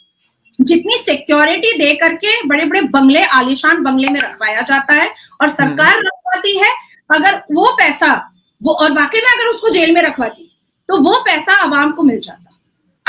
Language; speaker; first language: Hindi; native; Hindi